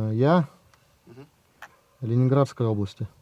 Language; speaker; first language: Russian; native; Russian